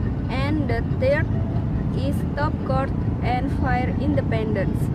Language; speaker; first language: English; non-native, learner; Indonesian